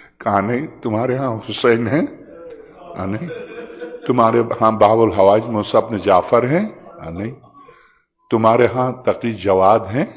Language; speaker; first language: Urdu; native; Urdu